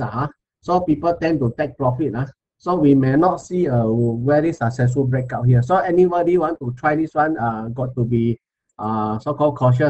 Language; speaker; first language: English; non-native, local second language; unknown